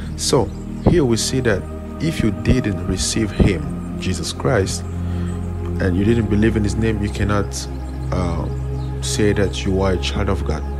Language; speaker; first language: English; non-native, fluent; French